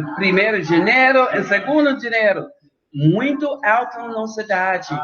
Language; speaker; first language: Portuguese; non-native, learner; English